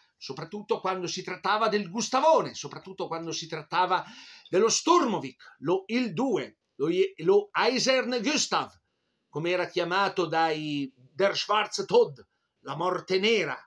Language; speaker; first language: Italian; native; Italian